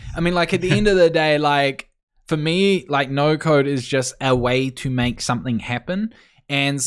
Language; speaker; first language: English; native; English